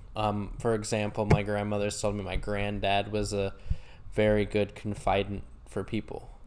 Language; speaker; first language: English; native; English